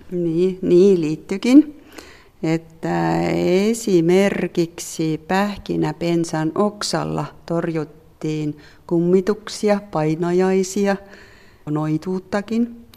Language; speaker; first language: Finnish; non-native, fluent; Estonian